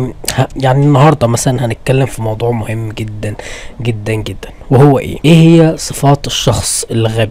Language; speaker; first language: Arabic; native; Arabic